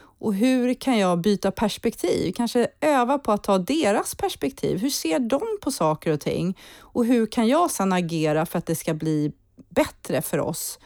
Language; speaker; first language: Swedish; early bilingual, heritage; Swedish